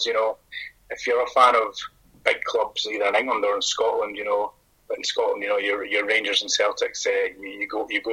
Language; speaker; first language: English; native; English